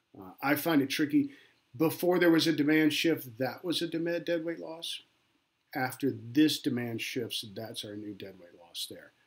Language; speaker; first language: English; native; English